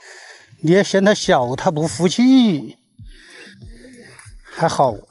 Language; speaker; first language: Chinese; native; Chinese